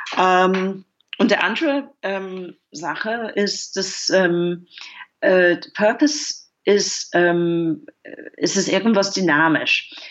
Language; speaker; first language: German; non-native, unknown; English